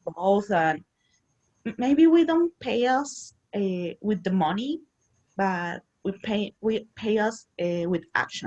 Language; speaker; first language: English; non-native, learner; Spanish